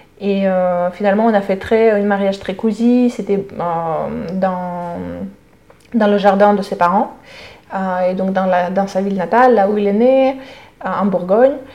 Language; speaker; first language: French; non-native, fluent; Russian